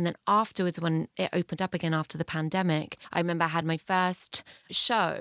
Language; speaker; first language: English; early bilingual, heritage; English